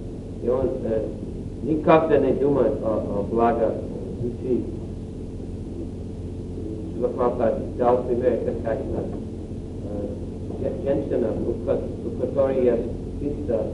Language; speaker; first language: Russian; non-native, learner; English